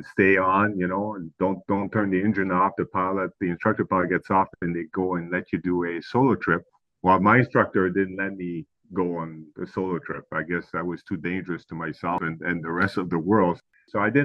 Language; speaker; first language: English; non-native, fluent; French